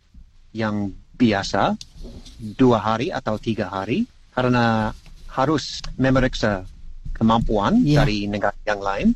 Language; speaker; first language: Indonesian; non-native, learner; English